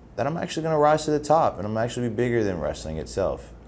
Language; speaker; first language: English; native; English